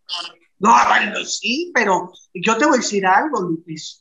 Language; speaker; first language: Spanish; native; Spanish